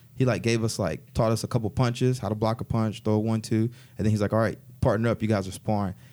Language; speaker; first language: English; native; English